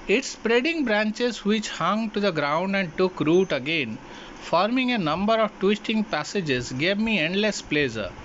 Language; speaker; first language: English; non-native, local second language; Hindi